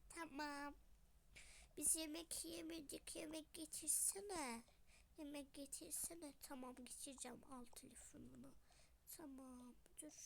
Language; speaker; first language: Turkish; early bilingual, other home language; Arabic